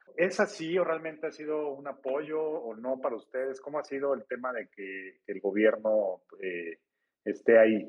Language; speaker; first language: Spanish; native; Spanish